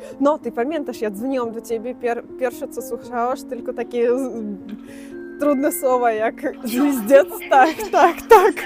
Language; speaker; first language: Polish; non-native, fluent; Russian